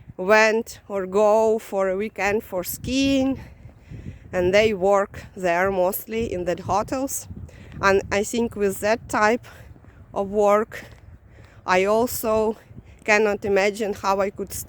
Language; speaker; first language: English; non-native, fluent; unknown